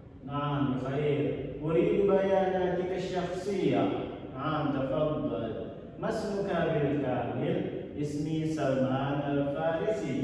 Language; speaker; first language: Arabic; non-native, learner; Indonesian